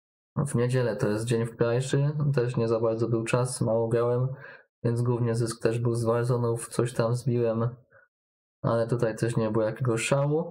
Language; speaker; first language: Polish; native; Polish